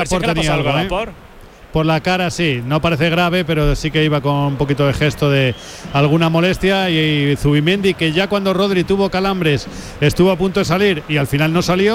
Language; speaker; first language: Spanish; native; Spanish